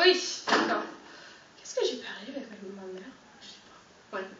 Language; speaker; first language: French; non-native, fluent; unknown